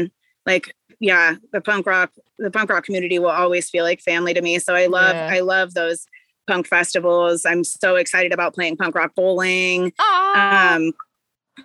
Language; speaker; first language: English; native; English